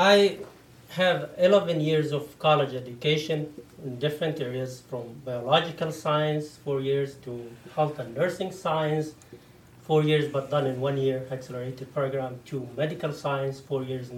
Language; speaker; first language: English; non-native, fluent; Arabic